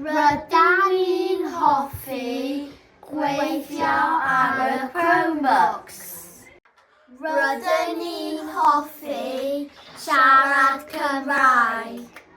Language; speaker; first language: Welsh; non-native, learner; English